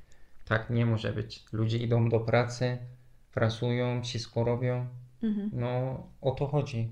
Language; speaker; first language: Polish; non-native, learner; Turkish